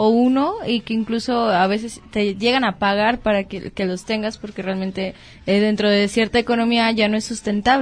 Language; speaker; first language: Spanish; native; Spanish